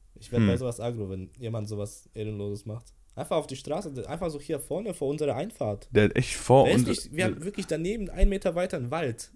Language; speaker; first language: German; early bilingual, other home language; Polish